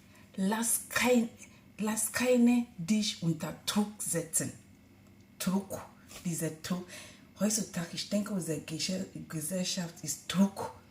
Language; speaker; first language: German; non-native, learner; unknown